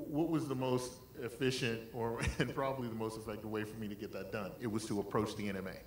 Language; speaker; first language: English; native; English